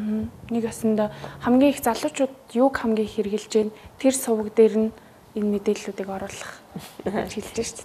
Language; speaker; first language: Mongolian; native; Mongolian